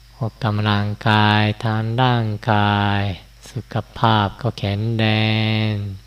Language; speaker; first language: Thai; non-native, fluent; Japanese